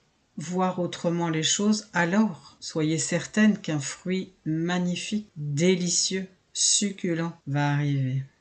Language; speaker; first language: French; native; French